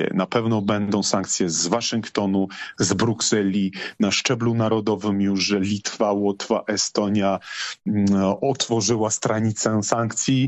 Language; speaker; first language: Polish; non-native, fluent; Georgian